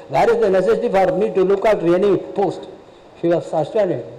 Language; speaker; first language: English; non-native, local second language; Tamil